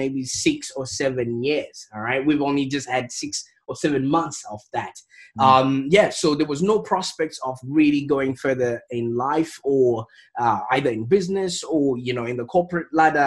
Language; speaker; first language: English; non-native, local second language; Shona